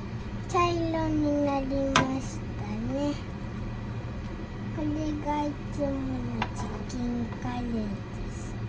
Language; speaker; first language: Japanese; early bilingual, other home language; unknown